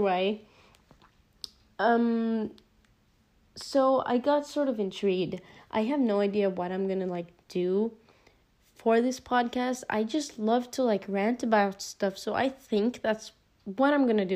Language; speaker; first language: English; non-native, fluent; Norwegian